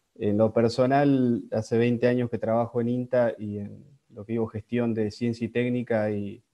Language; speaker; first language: Spanish; native; Spanish